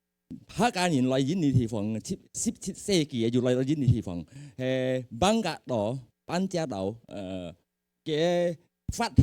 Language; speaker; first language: Chinese; early bilingual, heritage; Hakka Chinese